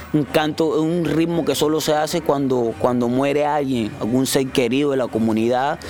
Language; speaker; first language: Spanish; native; Spanish